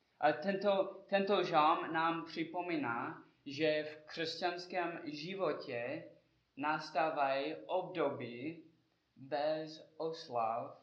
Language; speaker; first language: Czech; non-native, learner; English